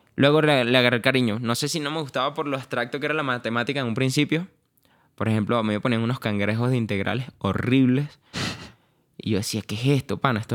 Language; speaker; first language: Spanish; native; Spanish